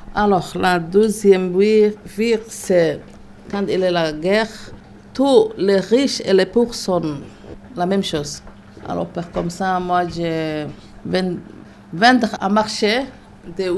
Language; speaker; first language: French; non-native, learner; Somali